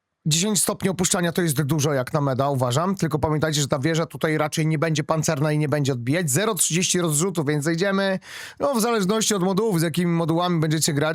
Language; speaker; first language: Polish; native; Polish